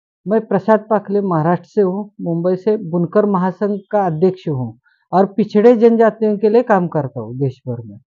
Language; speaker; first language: Hindi; non-native, local second language; Marathi